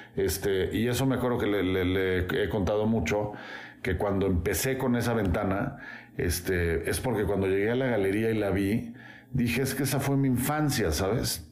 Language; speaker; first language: Spanish; native; Spanish